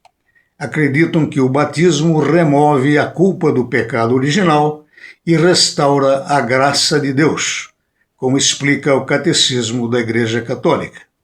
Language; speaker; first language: Portuguese; native; Portuguese